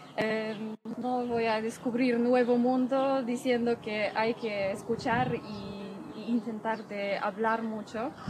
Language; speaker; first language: Spanish; non-native, fluent; Polish